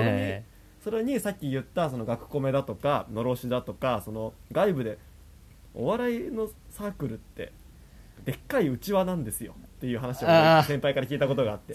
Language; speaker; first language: Japanese; native; Japanese